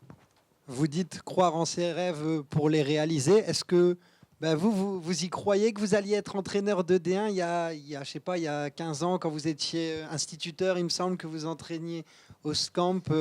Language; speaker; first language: French; native; French